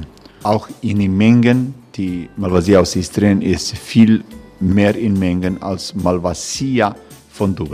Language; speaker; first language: German; non-native, learner; Croatian